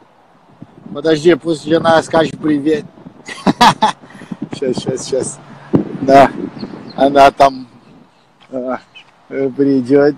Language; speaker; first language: Russian; non-native, learner; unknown